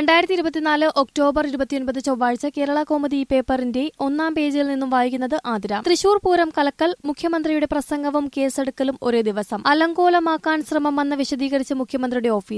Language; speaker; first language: Malayalam; native; Malayalam